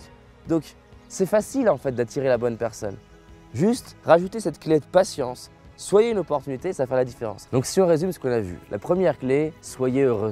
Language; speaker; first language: French; native; French